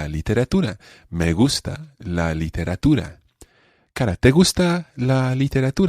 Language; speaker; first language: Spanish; non-native, fluent; English